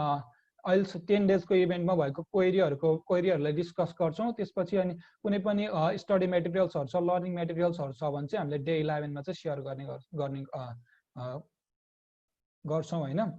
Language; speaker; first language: Nepali; native; Nepali